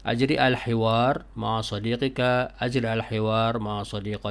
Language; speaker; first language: Arabic; non-native, fluent; Malay